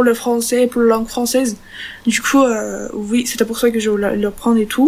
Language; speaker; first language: French; non-native, fluent; Turkish